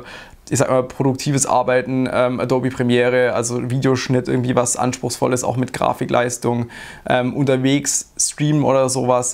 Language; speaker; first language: German; native; German